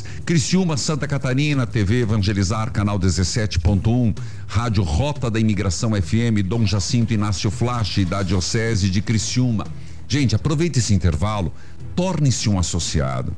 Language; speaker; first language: Portuguese; native; Portuguese